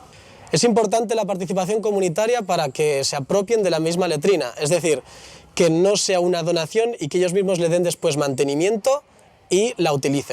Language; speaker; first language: Spanish; native; Spanish